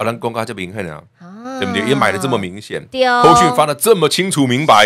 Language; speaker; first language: Chinese; native; Chinese